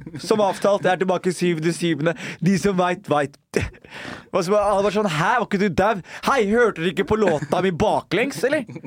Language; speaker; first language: Norwegian; early bilingual, other home language; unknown